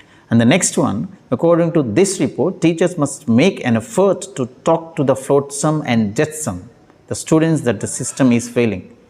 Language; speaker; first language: English; non-native, local second language; Telugu